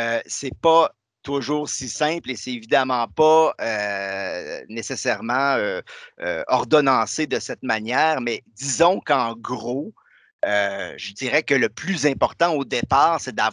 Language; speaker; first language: French; native; French